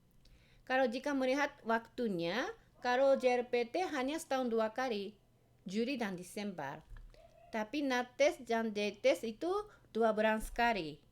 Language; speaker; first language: Indonesian; non-native, fluent; Japanese